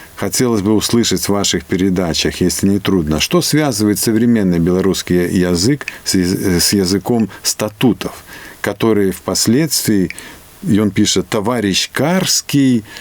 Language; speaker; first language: Russian; non-native, local second language; Belarusian